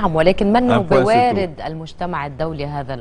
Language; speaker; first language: Arabic; native; Arabic